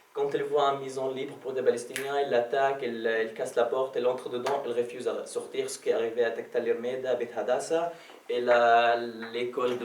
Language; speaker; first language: French; non-native, fluent; Arabic